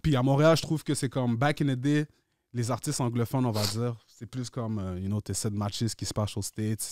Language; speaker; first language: French; native; French